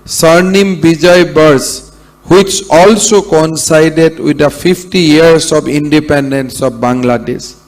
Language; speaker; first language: English; non-native, local second language; Assamese